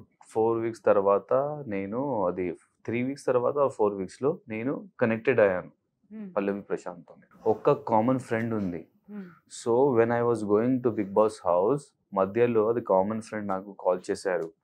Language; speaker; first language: Telugu; non-native, learner; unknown